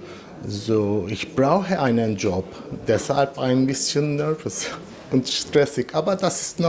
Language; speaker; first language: German; non-native, learner; Turkish